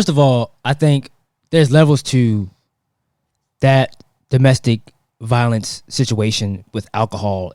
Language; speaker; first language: English; native; English